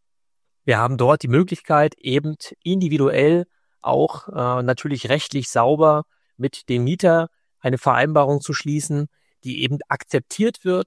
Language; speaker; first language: German; native; German